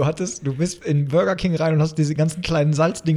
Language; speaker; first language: German; native; German